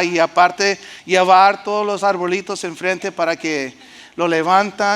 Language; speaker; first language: Spanish; early bilingual, heritage; Spanish